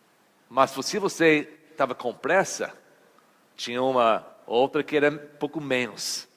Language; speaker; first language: Portuguese; non-native, fluent; English